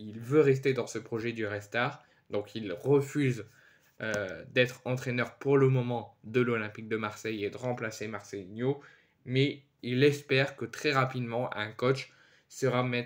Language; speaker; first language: French; native; French